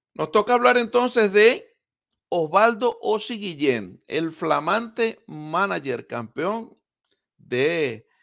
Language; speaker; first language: Spanish; native; Spanish